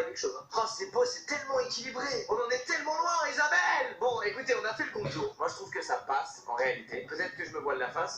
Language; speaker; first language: French; native; French